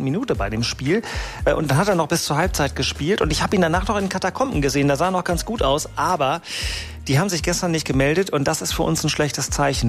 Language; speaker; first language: German; native; German